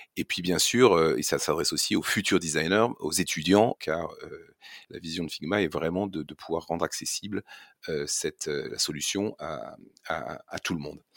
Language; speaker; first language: French; native; French